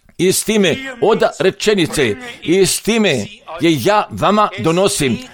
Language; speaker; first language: Croatian; non-native, fluent; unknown